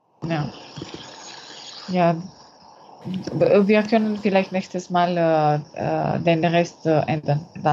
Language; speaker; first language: German; non-native, learner; French